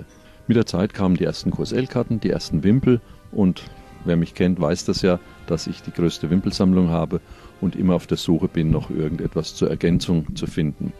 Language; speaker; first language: German; native; German